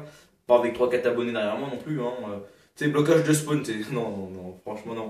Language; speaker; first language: French; native; French